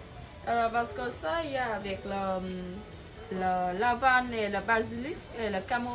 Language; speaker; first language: French; non-native, learner; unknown